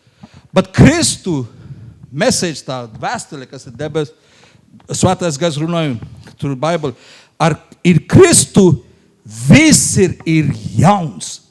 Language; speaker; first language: Latvian; non-native, learner; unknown